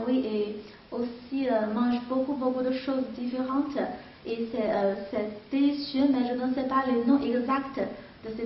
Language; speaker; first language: French; non-native, fluent; Chinese